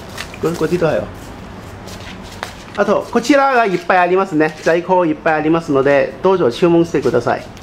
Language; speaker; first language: Japanese; non-native, fluent; Cantonese